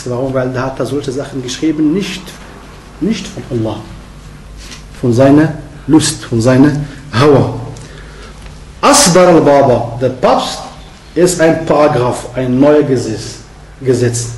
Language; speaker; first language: German; non-native, fluent; Arabic